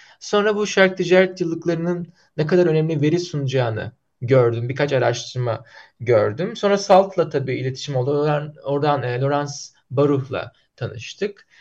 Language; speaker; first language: Turkish; native; Turkish